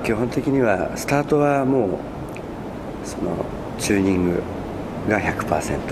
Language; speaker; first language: Japanese; native; Japanese